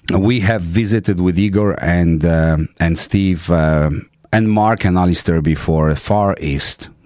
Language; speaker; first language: English; non-native, fluent; Polish